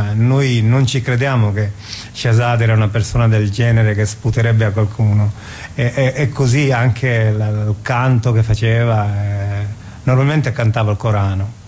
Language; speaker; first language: Italian; non-native, fluent; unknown